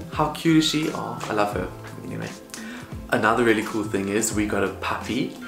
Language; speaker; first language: English; native; English